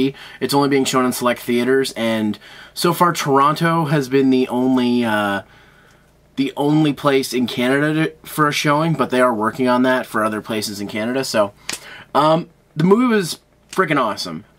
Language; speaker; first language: English; native; English